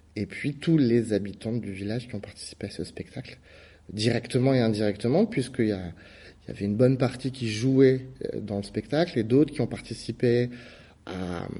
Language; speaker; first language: French; native; French